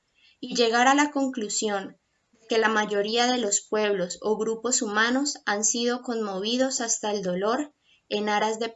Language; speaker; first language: Spanish; native; Spanish